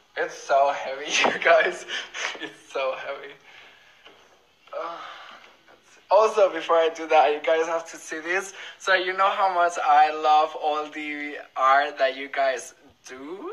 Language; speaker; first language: English; non-native, fluent; Spanish